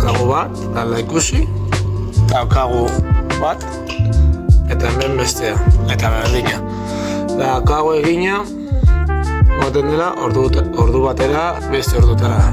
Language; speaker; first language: Basque; non-native, local second language; Spanish